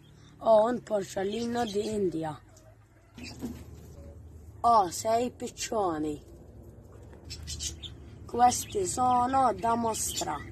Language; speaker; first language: Italian; non-native, learner; Maltese